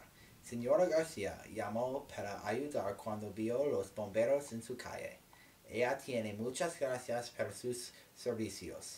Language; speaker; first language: Spanish; non-native, learner; English